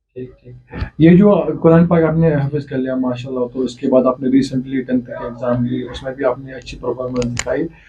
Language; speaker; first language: Urdu; non-native, local second language; Kashmiri